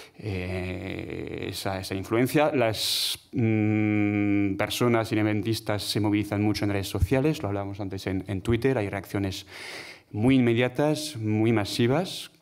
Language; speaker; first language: Spanish; non-native, fluent; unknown